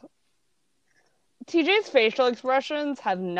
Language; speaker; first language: English; native; English